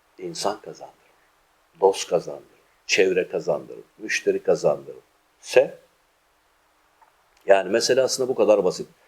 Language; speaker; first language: Turkish; native; Turkish